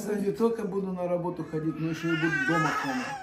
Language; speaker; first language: Russian; native; Russian